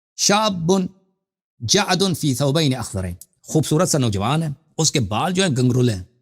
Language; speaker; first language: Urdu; non-native, fluent; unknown